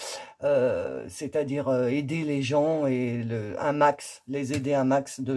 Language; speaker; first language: French; native; French